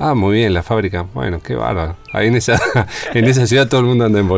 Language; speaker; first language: Spanish; native; Spanish